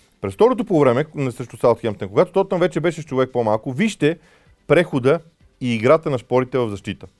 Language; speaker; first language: Bulgarian; native; Bulgarian